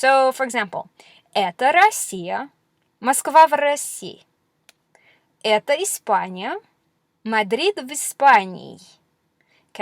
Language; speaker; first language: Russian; non-native, fluent; English